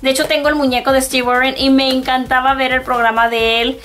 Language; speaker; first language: Spanish; native; Spanish